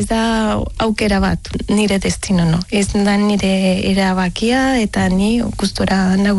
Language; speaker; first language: Basque; non-native, learner; Spanish